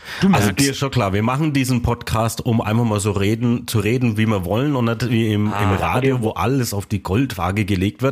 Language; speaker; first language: German; native; German